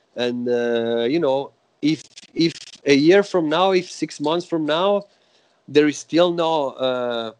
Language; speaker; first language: English; non-native, fluent; Italian